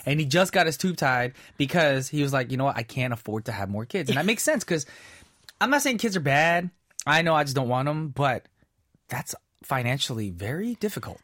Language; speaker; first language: English; early bilingual, other home language; Korean